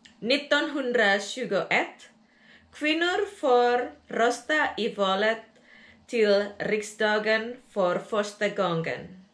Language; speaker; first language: Swedish; non-native, learner; Indonesian